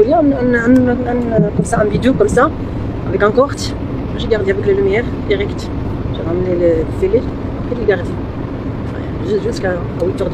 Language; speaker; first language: French; non-native, local second language; Arabic